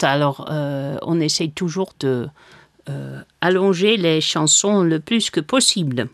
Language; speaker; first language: French; non-native, fluent; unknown